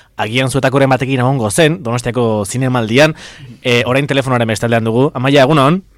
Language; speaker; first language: Basque; native; Basque